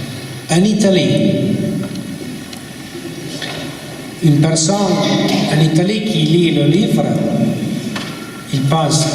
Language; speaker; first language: French; non-native, learner; Italian